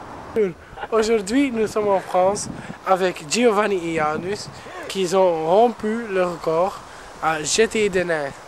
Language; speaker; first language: French; non-native, learner; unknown